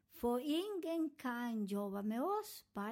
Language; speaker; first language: Swedish; non-native, fluent; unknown